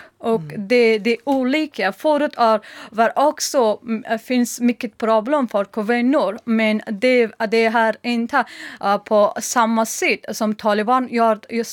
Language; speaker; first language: Swedish; non-native, learner; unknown